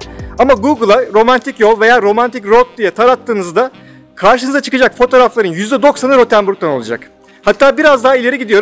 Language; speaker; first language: Turkish; native; Turkish